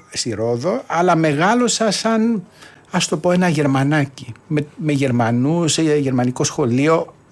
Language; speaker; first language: Greek; early bilingual, heritage; Greek